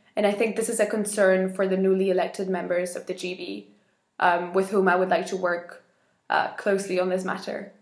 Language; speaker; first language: English; non-native, fluent; Spanish